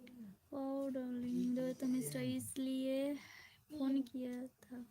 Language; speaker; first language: Hindi; non-native, local second language; Bangla